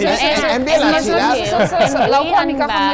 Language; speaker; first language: Vietnamese; non-native, fluent; French